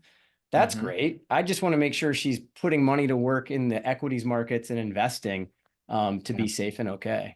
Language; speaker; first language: English; native; English